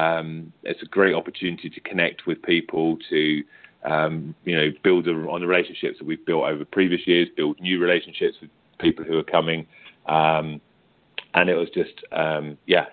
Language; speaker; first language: English; native; English